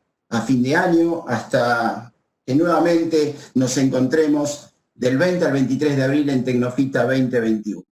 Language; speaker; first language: Spanish; native; Spanish